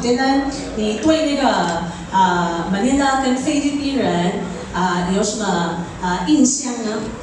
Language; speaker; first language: Chinese; early bilingual, heritage; Chinese